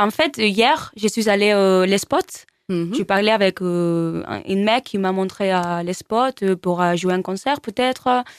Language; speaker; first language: French; non-native, learner; Spanish